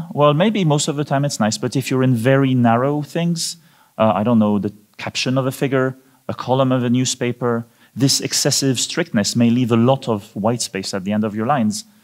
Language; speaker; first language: English; non-native, fluent; French